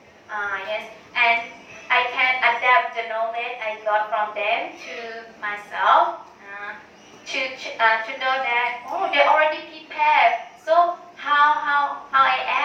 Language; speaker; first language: English; non-native, learner; Thai